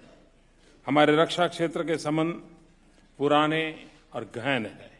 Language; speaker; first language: Hindi; non-native, local second language; Gujarati